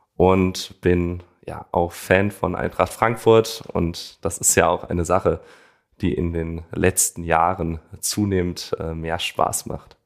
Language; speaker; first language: German; native; German